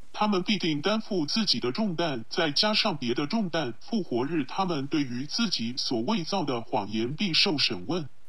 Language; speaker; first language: Chinese; non-native, local second language; Cantonese